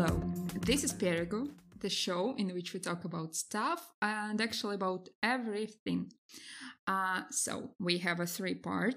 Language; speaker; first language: English; non-native, fluent; Russian